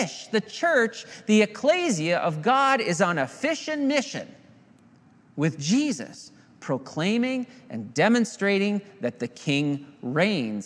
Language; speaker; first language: English; native; English